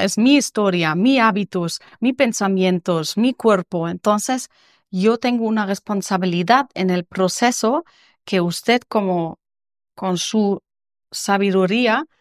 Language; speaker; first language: Spanish; non-native, learner; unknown